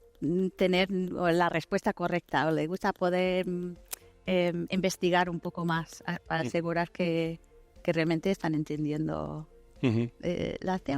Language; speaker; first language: Spanish; non-native, fluent; English